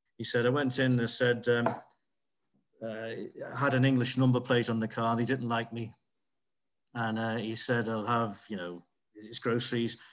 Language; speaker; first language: English; native; English